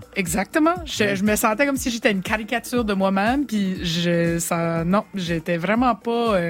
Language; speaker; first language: French; native; French